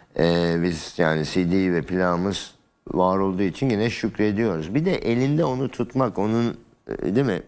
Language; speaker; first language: Turkish; native; Turkish